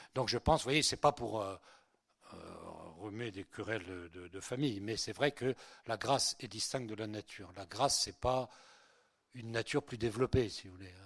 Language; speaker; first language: French; early bilingual, other home language; Spanish